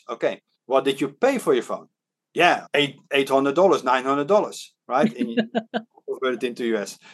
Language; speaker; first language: English; non-native, fluent; Dutch